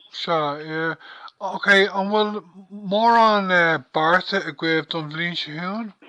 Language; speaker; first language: Irish; non-native, local second language; English